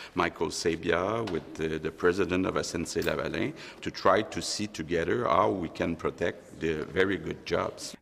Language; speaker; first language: English; non-native, fluent; French